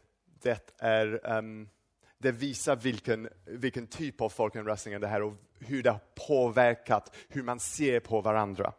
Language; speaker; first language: Swedish; non-native, fluent; English